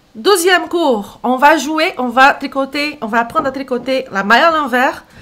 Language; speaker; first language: French; non-native, fluent; Portuguese